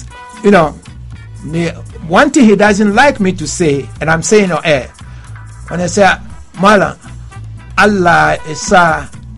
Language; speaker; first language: English; non-native, local second language; Hausa